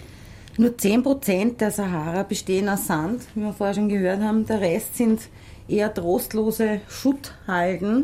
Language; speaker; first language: German; native; German